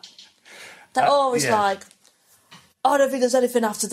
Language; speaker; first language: English; native; English